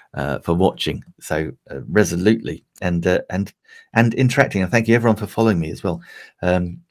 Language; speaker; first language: English; native; English